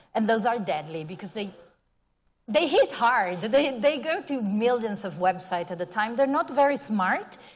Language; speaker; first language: English; non-native, fluent; Italian